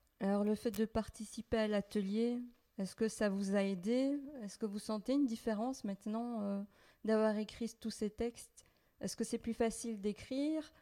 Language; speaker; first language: French; native; French